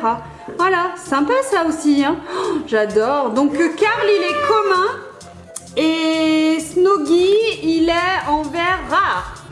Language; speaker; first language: French; native; French